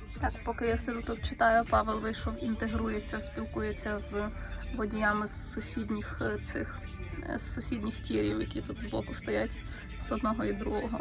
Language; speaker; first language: Ukrainian; native; Ukrainian